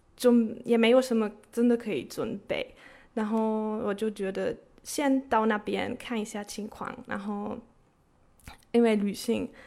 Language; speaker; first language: Chinese; non-native, fluent; German